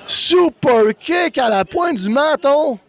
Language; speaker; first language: French; native; French